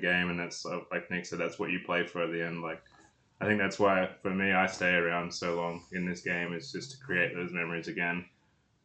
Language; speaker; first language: English; native; English